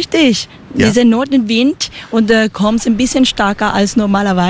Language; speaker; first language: German; non-native, learner; Spanish